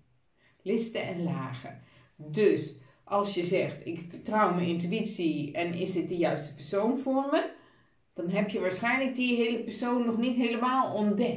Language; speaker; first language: Dutch; native; Dutch